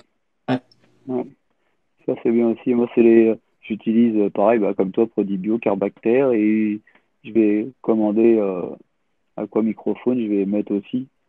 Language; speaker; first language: French; native; French